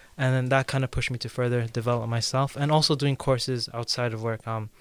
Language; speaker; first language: English; native; English